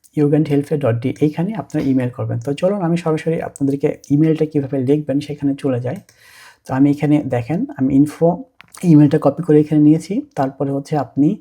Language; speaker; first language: Bangla; native; Bangla